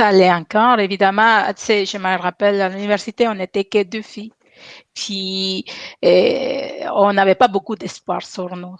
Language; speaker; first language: French; non-native, fluent; Spanish